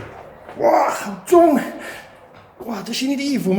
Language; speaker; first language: Chinese; non-native, fluent; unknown